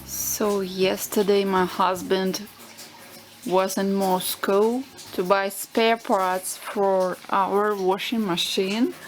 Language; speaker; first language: English; non-native, learner; Russian